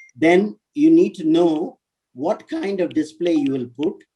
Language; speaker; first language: English; non-native, local second language; Tamil